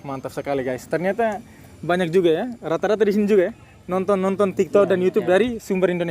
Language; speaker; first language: Indonesian; non-native, local second language; Tetum